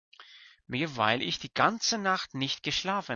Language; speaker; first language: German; non-native, fluent; Persian